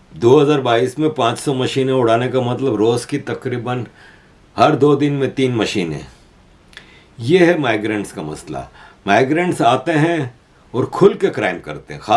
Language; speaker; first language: Urdu; native; Urdu